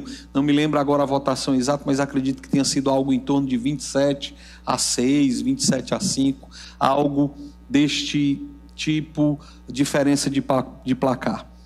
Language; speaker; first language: Portuguese; native; Portuguese